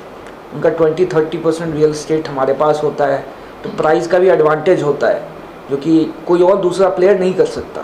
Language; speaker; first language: Hindi; native; Hindi